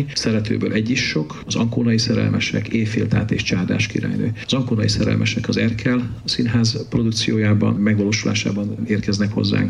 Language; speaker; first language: Hungarian; native; Hungarian